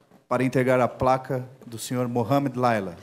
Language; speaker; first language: Portuguese; native; Portuguese